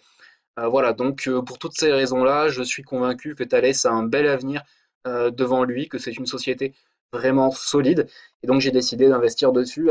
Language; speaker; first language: French; native; French